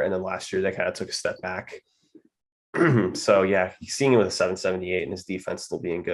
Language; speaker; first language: English; native; English